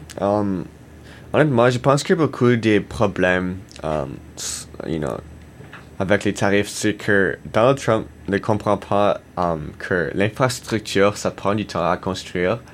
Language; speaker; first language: French; non-native, learner; English